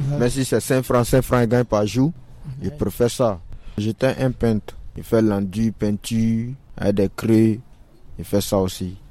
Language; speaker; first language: French; non-native, local second language; Bambara